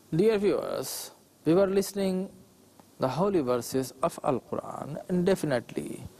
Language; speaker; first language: English; non-native, local second language; Urdu